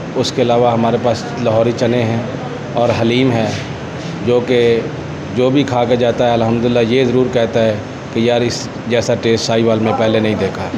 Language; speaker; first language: Hindi; non-native, local second language; Punjabi